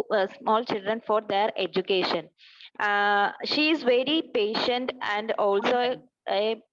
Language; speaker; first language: English; non-native, learner; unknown